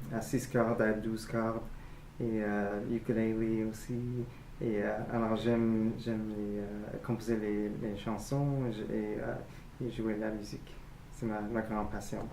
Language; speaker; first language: French; non-native, fluent; English